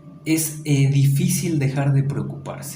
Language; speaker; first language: Spanish; native; Spanish